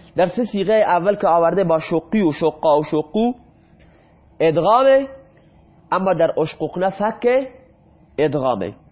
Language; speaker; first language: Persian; non-native, local second language; Baluchi